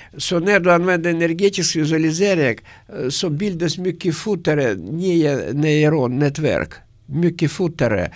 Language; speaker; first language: Swedish; non-native, learner; Russian